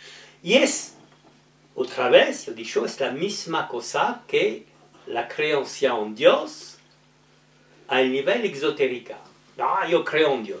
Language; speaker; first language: Spanish; non-native, learner; French